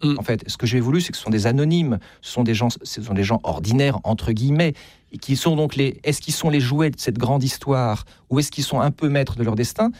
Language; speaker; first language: French; native; French